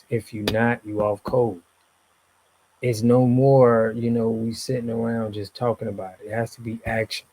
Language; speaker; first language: English; native; English